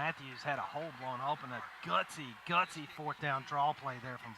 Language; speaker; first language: English; native; English